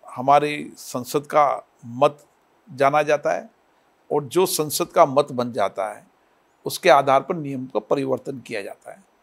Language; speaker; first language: Hindi; native; Hindi